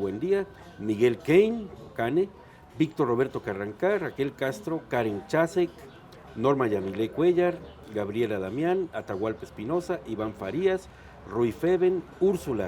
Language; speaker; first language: Spanish; native; Spanish